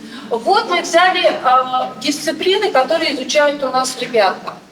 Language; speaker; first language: Russian; native; Russian